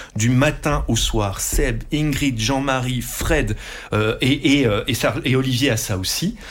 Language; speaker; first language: French; non-native, local second language; Dutch